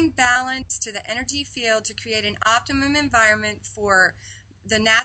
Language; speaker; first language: English; native; English